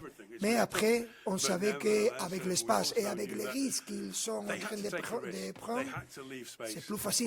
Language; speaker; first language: French; non-native, fluent; Spanish